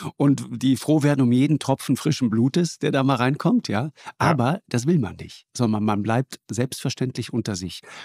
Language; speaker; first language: German; native; German